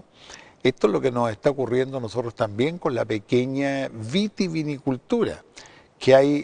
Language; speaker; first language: Spanish; native; Spanish